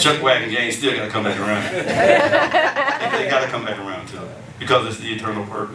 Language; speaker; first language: English; native; English